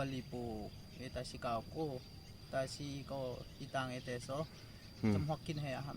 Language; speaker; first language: Korean; non-native, learner; Lao